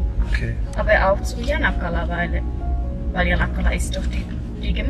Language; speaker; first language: German; non-native, fluent; Finnish